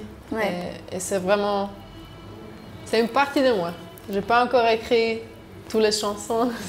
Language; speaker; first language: French; non-native, local second language; German